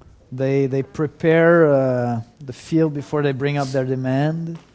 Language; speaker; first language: English; non-native, fluent; French